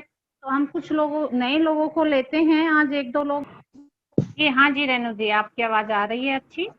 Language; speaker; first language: Hindi; native; Hindi